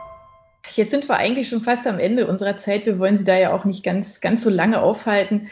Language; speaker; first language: German; native; German